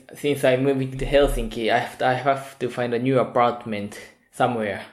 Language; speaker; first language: English; non-native, fluent; Japanese